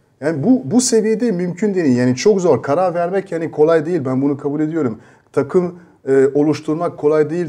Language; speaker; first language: Turkish; non-native, fluent; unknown